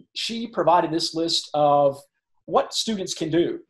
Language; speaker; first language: English; native; English